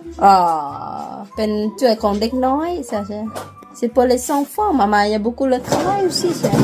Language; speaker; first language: French; non-native, learner; Lao